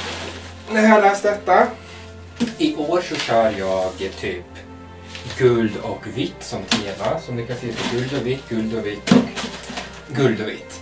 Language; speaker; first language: Swedish; native; Swedish